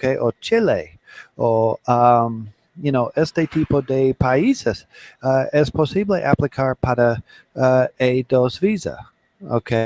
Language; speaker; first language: Spanish; non-native, learner; English